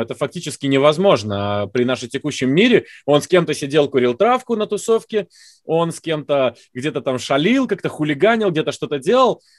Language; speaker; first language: Russian; native; Russian